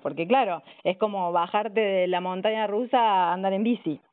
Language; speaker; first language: Spanish; native; Spanish